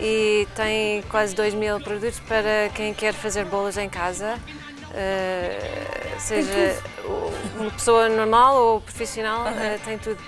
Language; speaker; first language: Portuguese; non-native, fluent; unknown